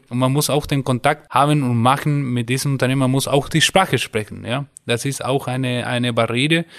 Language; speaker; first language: German; non-native, fluent; Spanish